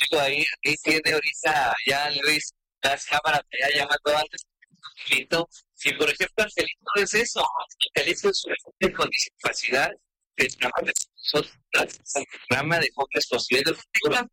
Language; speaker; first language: Spanish; native; Spanish